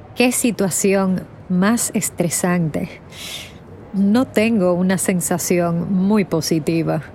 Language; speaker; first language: Spanish; native; Spanish